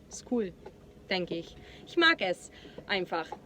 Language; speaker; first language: German; non-native, learner; English